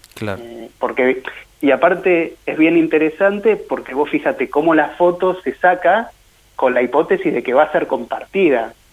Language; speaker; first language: Spanish; native; Spanish